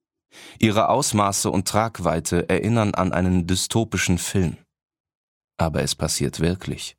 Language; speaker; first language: German; native; German